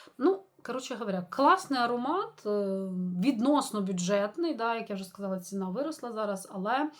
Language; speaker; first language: Ukrainian; non-native, local second language; Russian